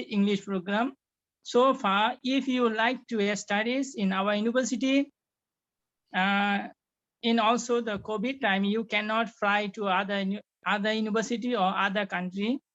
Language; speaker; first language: English; non-native, fluent; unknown